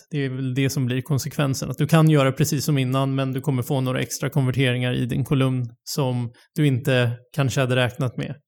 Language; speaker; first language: Swedish; native; Swedish